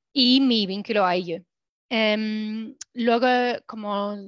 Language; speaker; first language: Spanish; non-native, fluent; English